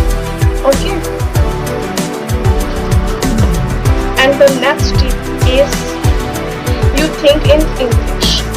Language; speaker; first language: English; non-native, learner; Hindi